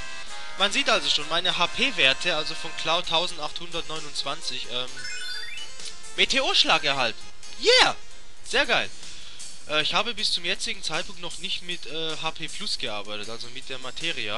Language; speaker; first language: German; native; German